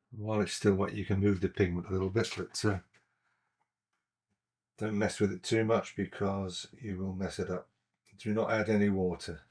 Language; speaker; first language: English; native; English